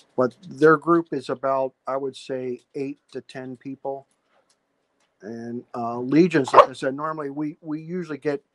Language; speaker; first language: English; native; English